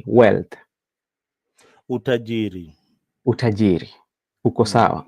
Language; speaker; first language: Swahili; non-native, local second language; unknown